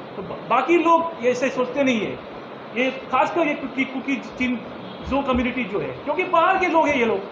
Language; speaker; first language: Hindi; non-native, local second language; Manipuri